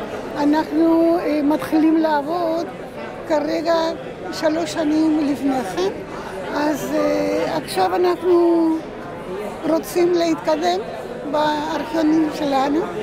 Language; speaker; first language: Hebrew; non-native, learner; Spanish